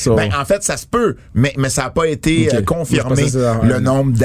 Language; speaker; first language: French; native; French